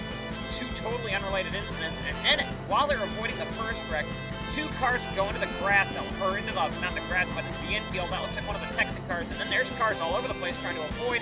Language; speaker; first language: English; native; English